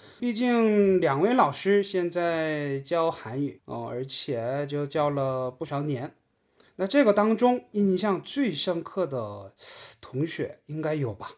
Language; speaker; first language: Chinese; non-native, fluent; Korean